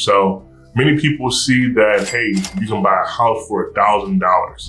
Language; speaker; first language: English; native; English